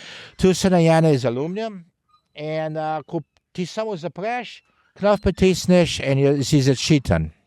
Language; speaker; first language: Slovenian; early bilingual, heritage; Slovenian